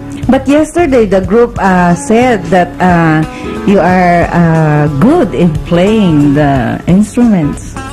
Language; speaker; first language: English; non-native, local second language; Filipino